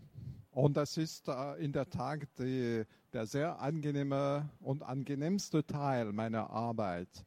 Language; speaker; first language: German; non-native, fluent; French